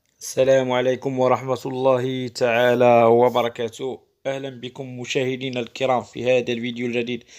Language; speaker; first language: Arabic; native; Arabic